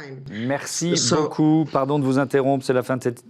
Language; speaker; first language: French; native; French